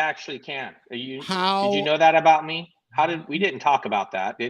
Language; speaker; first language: English; native; English